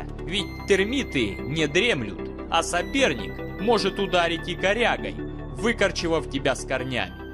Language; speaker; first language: Russian; native; Russian